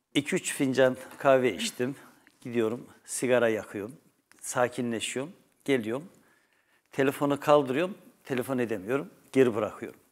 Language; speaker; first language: Turkish; native; Turkish